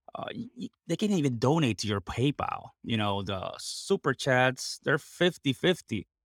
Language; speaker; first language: English; non-native, fluent; Spanish